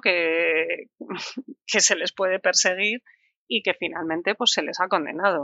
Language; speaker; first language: Spanish; native; Spanish